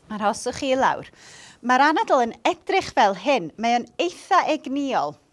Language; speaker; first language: Welsh; native; Welsh